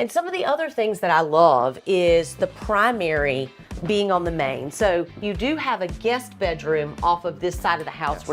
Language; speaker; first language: English; native; English